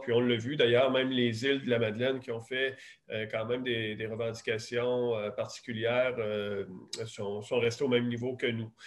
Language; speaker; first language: French; native; French